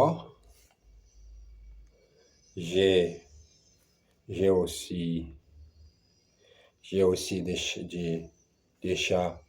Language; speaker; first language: French; non-native, learner; Portuguese